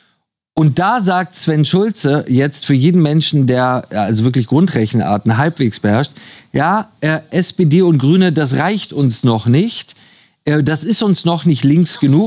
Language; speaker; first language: German; native; German